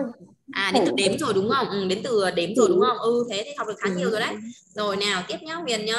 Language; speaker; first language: Vietnamese; native; Vietnamese